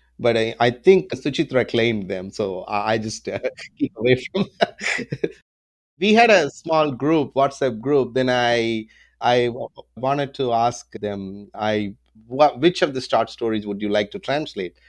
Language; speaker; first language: English; non-native, local second language; Tamil